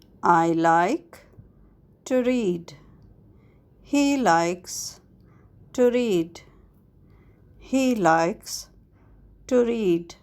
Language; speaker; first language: English; non-native, fluent; Arabic